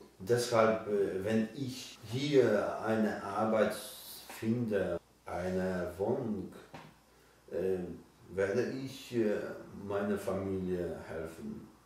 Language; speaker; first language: German; non-native, learner; Polish